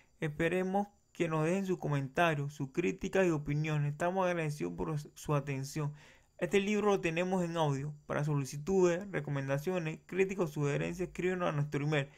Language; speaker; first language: Spanish; native; Spanish